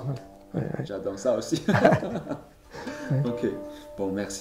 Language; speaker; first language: French; non-native, learner; Chinese